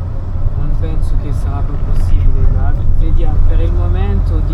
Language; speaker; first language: Italian; non-native, fluent; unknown